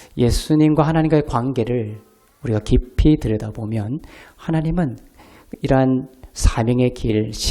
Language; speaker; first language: Korean; native; Korean